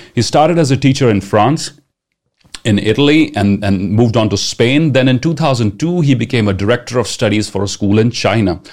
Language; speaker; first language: English; non-native, local second language; Punjabi